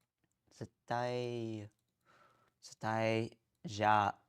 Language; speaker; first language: Japanese; non-native, learner; English